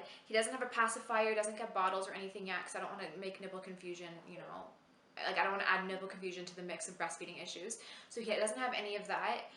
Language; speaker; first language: English; native; English